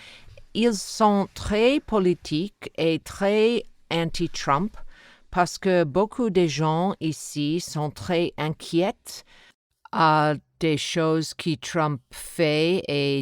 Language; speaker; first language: French; non-native, learner; English